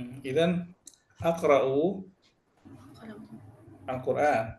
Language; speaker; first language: Arabic; non-native, fluent; Indonesian